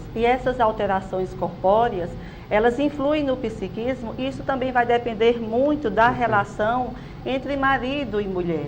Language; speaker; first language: Portuguese; native; Portuguese